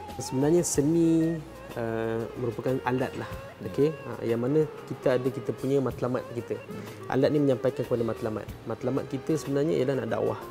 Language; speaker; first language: Malay; native; Malay